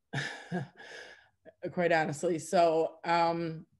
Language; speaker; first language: English; native; English